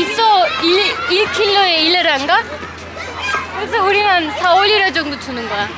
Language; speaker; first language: Korean; non-native, fluent; Turkish